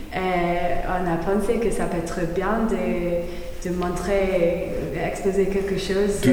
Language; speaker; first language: French; non-native, learner; English